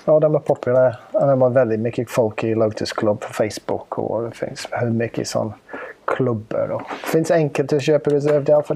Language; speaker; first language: Swedish; non-native, fluent; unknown